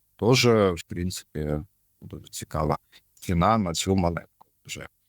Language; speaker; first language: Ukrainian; non-native, local second language; Russian